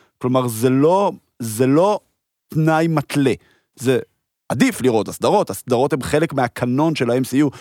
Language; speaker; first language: Hebrew; early bilingual, heritage; Hebrew